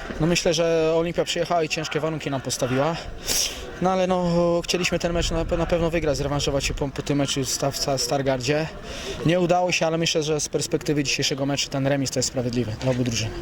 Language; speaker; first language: Polish; native; Polish